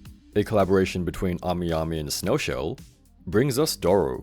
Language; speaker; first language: English; native; English